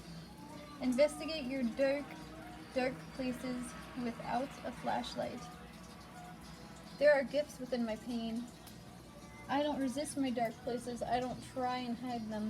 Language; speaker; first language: English; native; English